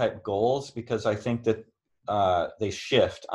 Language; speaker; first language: English; native; English